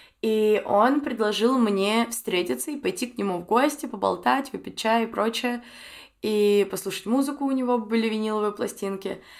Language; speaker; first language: Russian; native; Russian